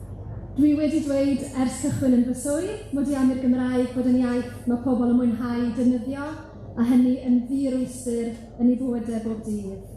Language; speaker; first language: Welsh; native; Welsh